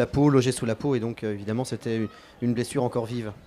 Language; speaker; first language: French; native; French